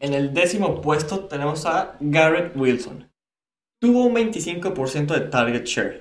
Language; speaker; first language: Spanish; native; Spanish